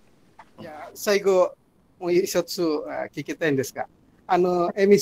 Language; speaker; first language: Japanese; non-native, learner; Indonesian